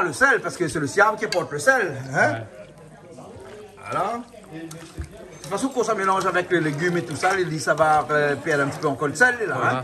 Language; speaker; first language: French; native; French